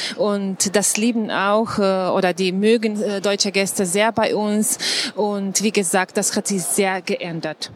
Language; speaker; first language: German; non-native, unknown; Slovenian